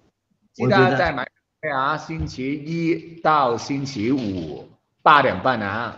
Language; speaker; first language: Chinese; non-native, local second language; Cantonese